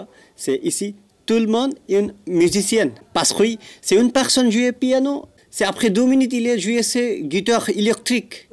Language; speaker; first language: French; non-native, learner; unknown